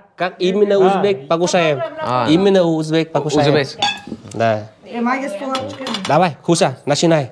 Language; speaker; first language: Russian; non-native, learner; Vietnamese